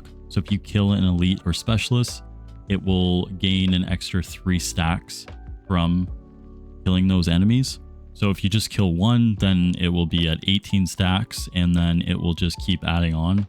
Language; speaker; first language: English; native; English